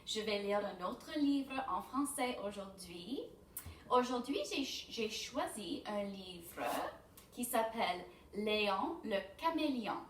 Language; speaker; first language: French; non-native, fluent; English